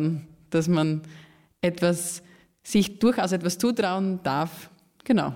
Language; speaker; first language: German; native; German